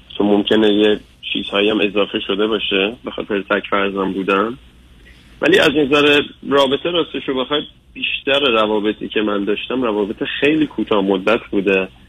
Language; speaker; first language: Persian; early bilingual, other home language; English